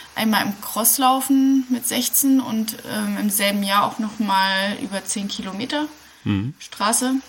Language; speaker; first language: German; native; German